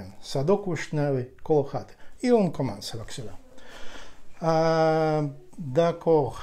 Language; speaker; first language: French; non-native, learner; Ukrainian